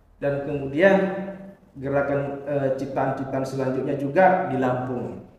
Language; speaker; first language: Indonesian; non-native, local second language; Batak Toba